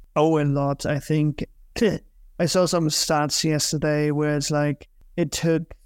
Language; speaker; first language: English; non-native, fluent; German